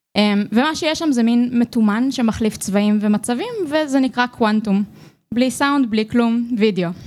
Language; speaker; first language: Hebrew; native; Hebrew